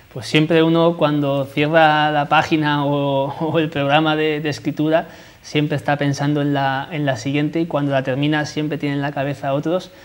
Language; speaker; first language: Spanish; native; Spanish